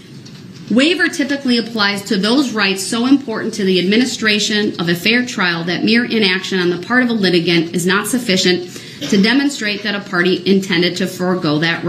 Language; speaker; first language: English; native; English